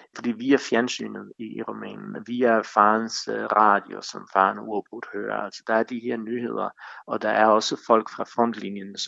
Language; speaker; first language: Danish; non-native, fluent; Bosnian